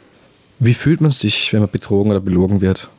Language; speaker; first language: German; native; German